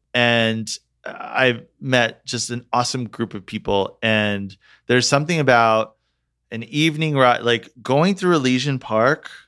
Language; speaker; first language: English; native; English